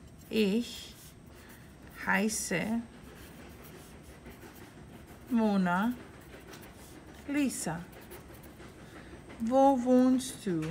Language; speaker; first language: German; non-native, learner; English